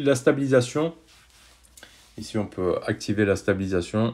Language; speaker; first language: French; native; French